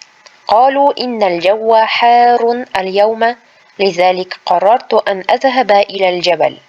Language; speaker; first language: Arabic; non-native, fluent; Uzbek